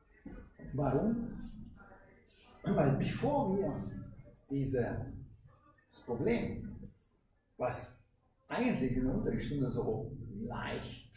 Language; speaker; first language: German; non-native, fluent; Hungarian